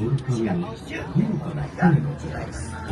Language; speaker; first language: Japanese; native; Japanese